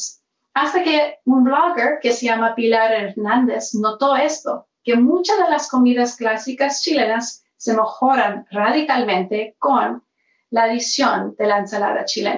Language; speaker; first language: Spanish; early bilingual, heritage; Spanish